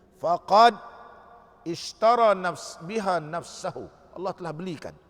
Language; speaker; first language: Malay; native; Malay